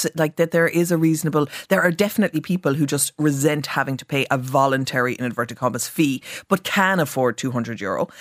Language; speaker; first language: English; native; English